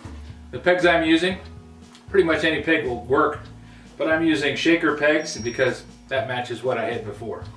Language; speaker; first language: English; native; English